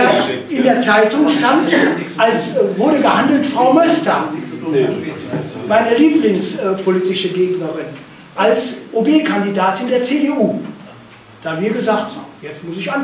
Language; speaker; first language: German; native; German